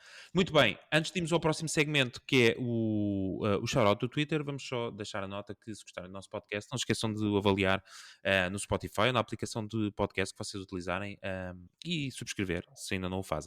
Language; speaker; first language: Portuguese; native; Portuguese